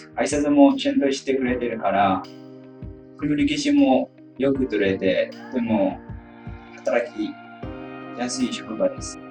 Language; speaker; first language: Japanese; non-native, fluent; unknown